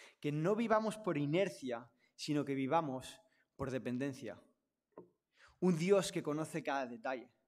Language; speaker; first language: Spanish; non-native, local second language; Catalan